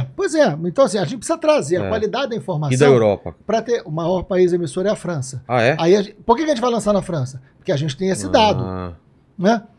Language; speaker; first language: Portuguese; native; Portuguese